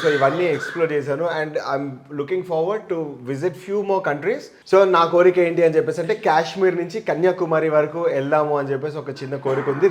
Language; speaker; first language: Telugu; native; Telugu